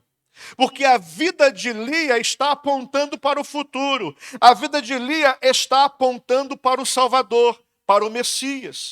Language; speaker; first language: Portuguese; native; Portuguese